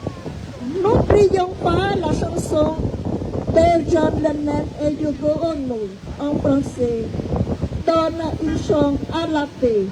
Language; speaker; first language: French; non-native, fluent; Khmer